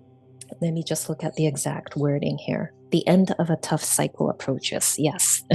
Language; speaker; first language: English; native; English